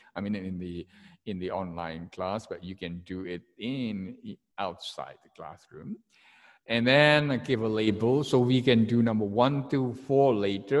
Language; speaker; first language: English; non-native, fluent; Indonesian